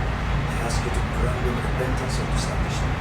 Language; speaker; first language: English; non-native, local second language; Yoruba